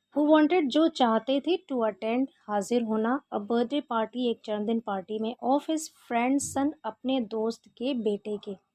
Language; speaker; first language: Hindi; native; Hindi